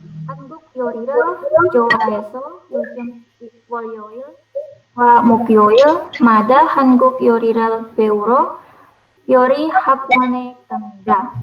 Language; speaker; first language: Korean; non-native, learner; Indonesian